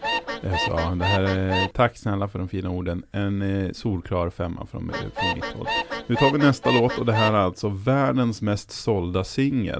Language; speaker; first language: Swedish; native; Swedish